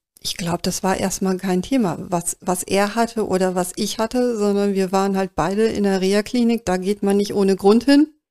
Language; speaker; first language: German; native; German